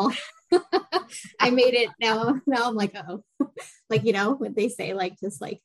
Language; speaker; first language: English; native; English